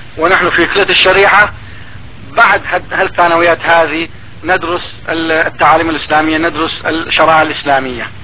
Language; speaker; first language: Arabic; non-native, fluent; Turkish